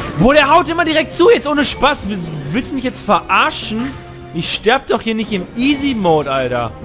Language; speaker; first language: German; native; German